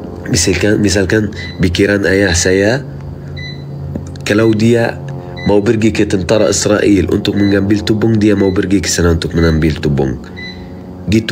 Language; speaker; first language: Indonesian; non-native, fluent; Arabic